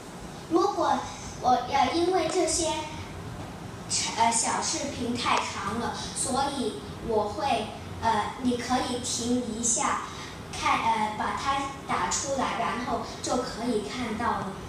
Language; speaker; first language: Chinese; non-native, local second language; Cantonese